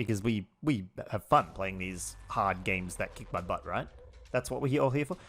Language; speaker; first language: English; native; English